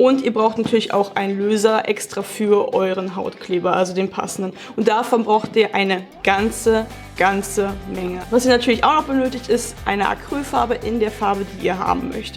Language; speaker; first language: German; native; German